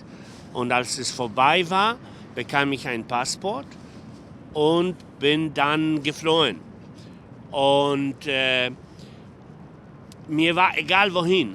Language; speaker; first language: German; non-native, fluent; Polish